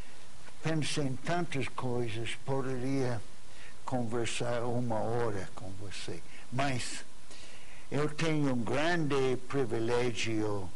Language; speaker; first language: Portuguese; non-native, fluent; English